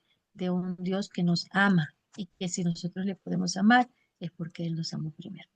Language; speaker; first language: Spanish; native; Spanish